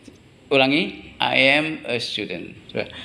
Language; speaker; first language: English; non-native, learner; Indonesian